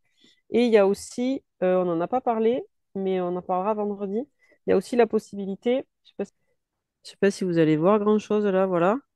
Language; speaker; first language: French; native; French